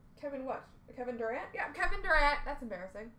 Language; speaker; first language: English; native; English